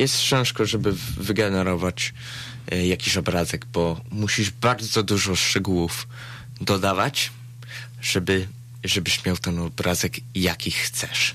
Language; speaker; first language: Polish; early bilingual, heritage; Polish